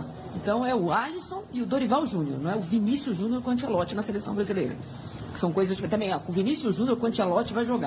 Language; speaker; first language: Portuguese; native; Portuguese